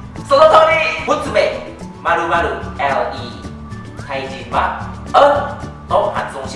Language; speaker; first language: Japanese; non-native, fluent; Thai